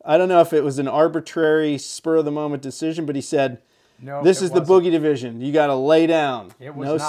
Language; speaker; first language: English; native; English